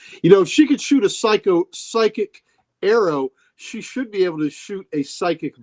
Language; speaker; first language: English; native; English